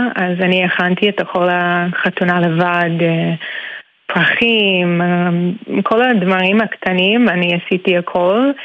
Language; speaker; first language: Hebrew; non-native, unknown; English